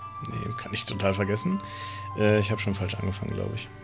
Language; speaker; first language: German; native; German